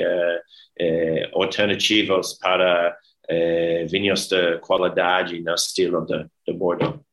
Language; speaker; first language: Portuguese; non-native, learner; English